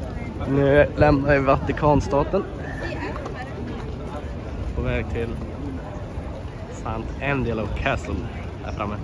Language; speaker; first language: Swedish; native; Swedish